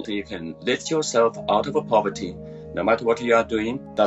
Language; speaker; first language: English; non-native, fluent; Chinese